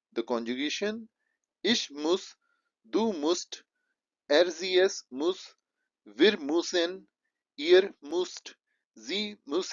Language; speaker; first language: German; non-native, fluent; Hindi